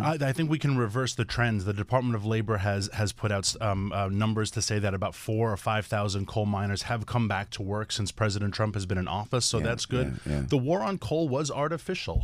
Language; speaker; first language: English; native; English